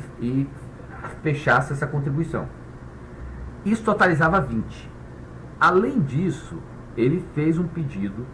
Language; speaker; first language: Portuguese; native; Portuguese